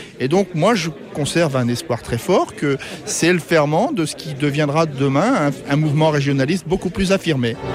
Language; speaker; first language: French; native; French